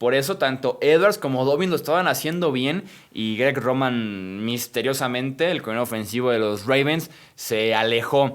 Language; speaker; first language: Spanish; native; Spanish